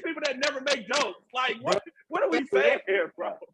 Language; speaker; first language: English; native; English